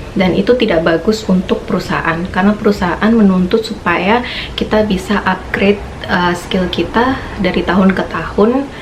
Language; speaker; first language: Indonesian; native; Indonesian